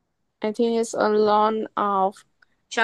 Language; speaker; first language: English; non-native, learner; Vietnamese